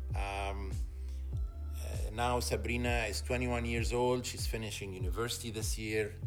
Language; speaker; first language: English; non-native, fluent; Arabic